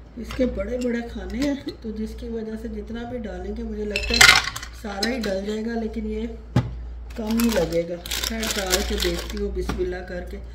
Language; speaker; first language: Urdu; native; Urdu